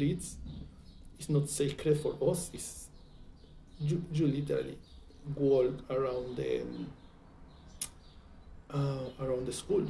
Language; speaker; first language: English; non-native, fluent; Spanish